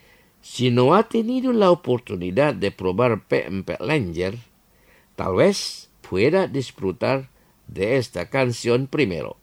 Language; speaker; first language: Spanish; non-native, fluent; Indonesian